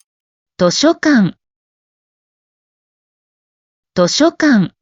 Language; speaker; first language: Japanese; native; Japanese